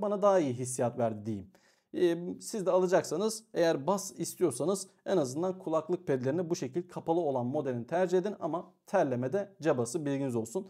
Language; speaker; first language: Turkish; native; Turkish